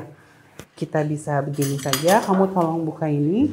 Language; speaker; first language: Indonesian; native; Indonesian